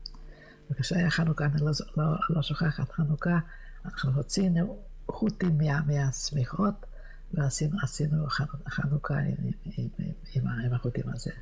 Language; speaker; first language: Hebrew; non-native, fluent; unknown